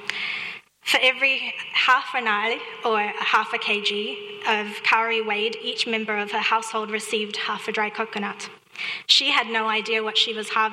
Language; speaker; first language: English; non-native, fluent; Divehi